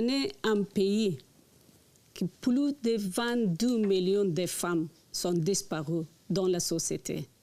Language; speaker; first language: French; non-native, learner; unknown